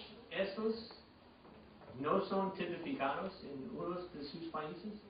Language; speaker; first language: Spanish; non-native, fluent; English